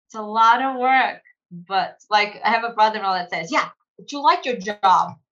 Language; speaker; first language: English; early bilingual, other home language; Portuguese